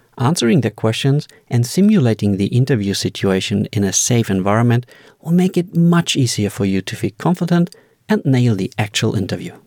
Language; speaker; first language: English; non-native, fluent; German